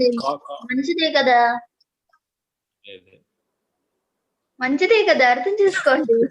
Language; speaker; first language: Telugu; non-native, learner; Malayalam